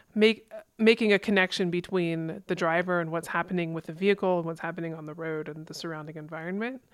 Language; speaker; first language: English; native; English